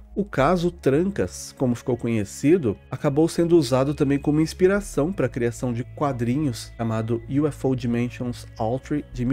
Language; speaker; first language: Portuguese; native; Portuguese